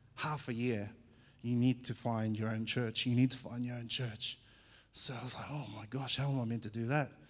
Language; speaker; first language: English; early bilingual, other home language; Fijian